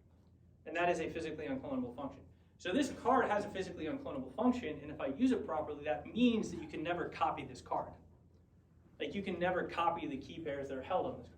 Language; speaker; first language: English; native; English